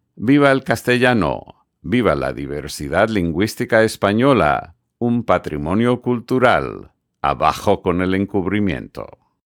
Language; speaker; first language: Spanish; non-native, fluent; English